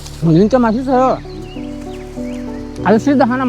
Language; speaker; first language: Korean; non-native, learner; Bangla